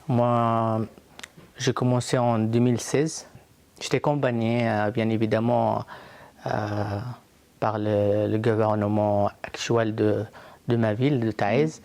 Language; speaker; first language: French; non-native, fluent; Arabic